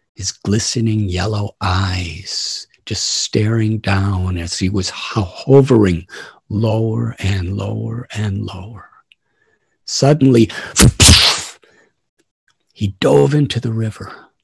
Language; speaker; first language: English; native; English